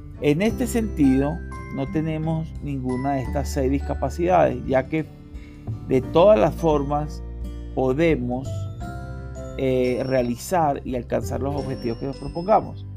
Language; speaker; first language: Spanish; native; Spanish